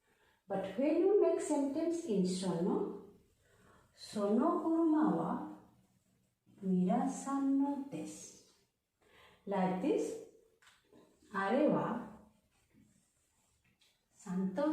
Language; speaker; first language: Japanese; non-native, fluent; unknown